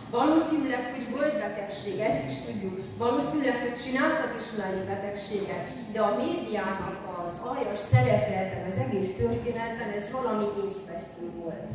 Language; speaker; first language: Hungarian; native; Hungarian